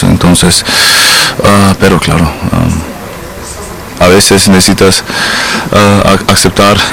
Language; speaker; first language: Spanish; non-native, learner; German